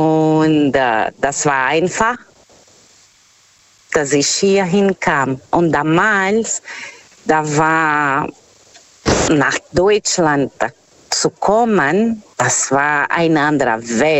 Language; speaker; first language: German; non-native, fluent; Portuguese